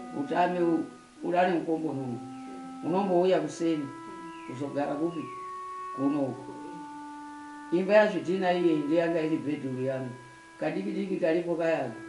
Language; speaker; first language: Shona; early bilingual, other home language; Nyanja